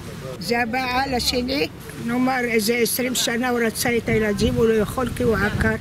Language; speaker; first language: Hebrew; non-native, fluent; Arabic